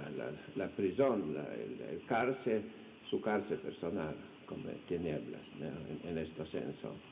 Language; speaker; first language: Spanish; non-native, fluent; Slovenian